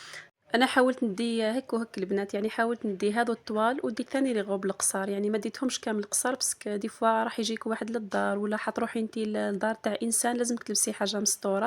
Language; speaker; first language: Arabic; native; Arabic